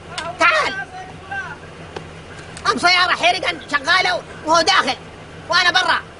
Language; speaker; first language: Arabic; native; Arabic